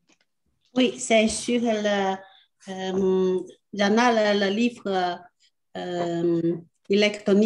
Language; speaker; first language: French; non-native, learner; Chinese